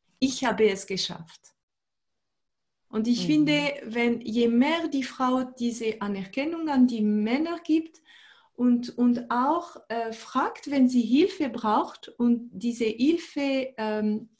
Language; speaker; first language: German; non-native, fluent; French